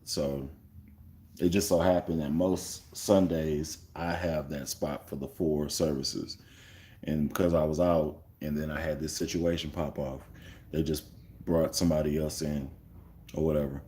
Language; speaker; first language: English; native; English